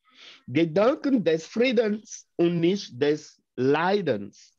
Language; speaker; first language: German; non-native, fluent; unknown